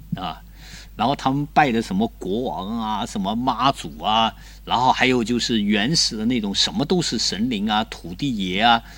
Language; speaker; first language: Chinese; native; Chinese